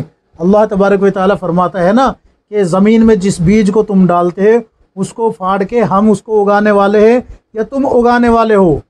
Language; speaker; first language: Urdu; native; Urdu